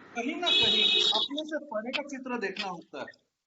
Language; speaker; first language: Hindi; non-native, local second language; Marathi